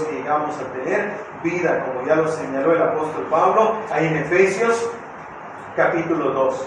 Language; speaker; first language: Spanish; native; Spanish